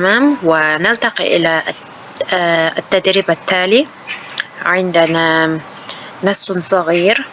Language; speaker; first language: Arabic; non-native, fluent; Uzbek